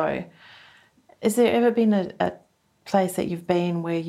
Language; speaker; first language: English; native; English